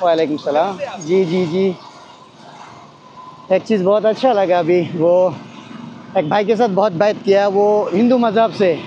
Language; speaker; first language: Hindi; non-native, learner; Bangla